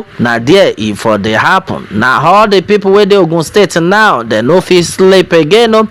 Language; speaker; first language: Nigerian Pidgin; non-native, local second language; Yoruba